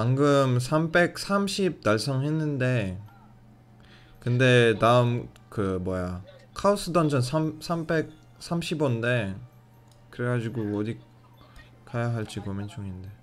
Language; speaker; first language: Korean; non-native, fluent; Russian